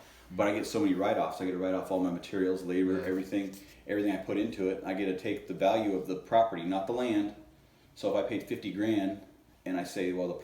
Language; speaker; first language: English; native; English